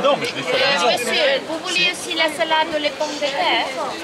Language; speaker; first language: French; non-native, learner; Italian